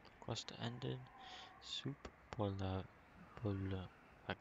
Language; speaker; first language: French; non-native, learner; English